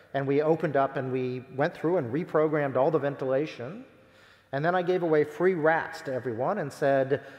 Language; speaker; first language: English; native; English